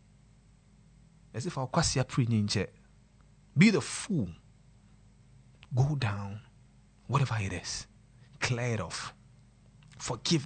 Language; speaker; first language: English; non-native, local second language; Akan